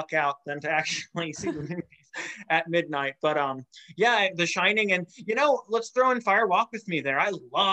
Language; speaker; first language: English; native; English